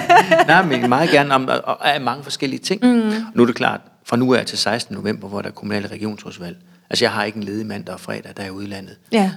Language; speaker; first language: Danish; native; Danish